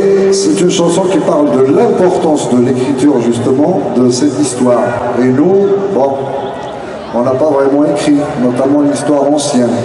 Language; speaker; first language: French; non-native, local second language; Kabyle